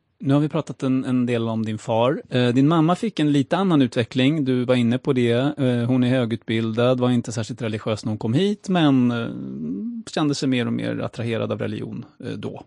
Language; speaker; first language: Swedish; native; Swedish